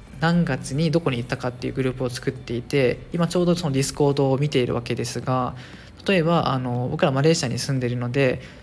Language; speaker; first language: Japanese; native; Japanese